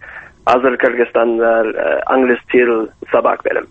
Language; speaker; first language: Kyrgyz; non-native, learner; English